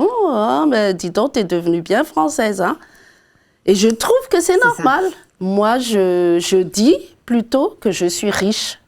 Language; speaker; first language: French; non-native, local second language; Malagasy